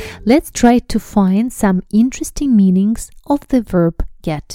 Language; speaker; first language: English; non-native, fluent; Russian